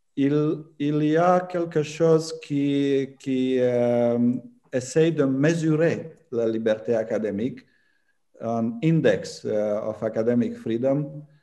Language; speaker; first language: French; non-native, fluent; Romanian